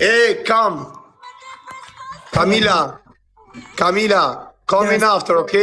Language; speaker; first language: English; non-native, learner; Albanian